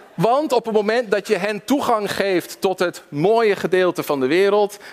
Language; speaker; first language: Dutch; early bilingual, other home language; English